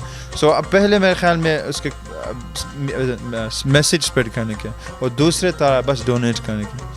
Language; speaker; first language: Hindi; early bilingual, heritage; Hindi